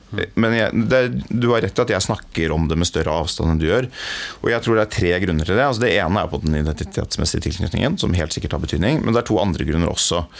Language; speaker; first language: Norwegian; native; Norwegian